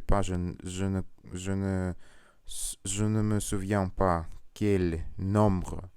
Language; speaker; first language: French; non-native, learner; Russian